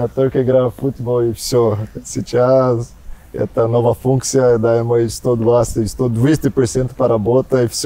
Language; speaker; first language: Russian; non-native, learner; Portuguese